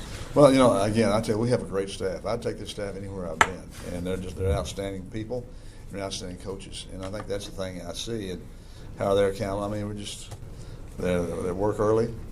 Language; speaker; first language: English; native; English